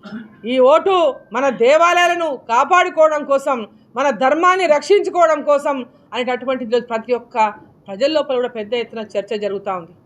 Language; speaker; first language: Telugu; native; Telugu